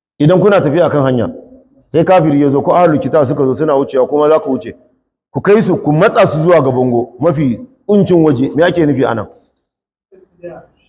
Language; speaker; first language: Hausa; non-native, local second language; Kanuri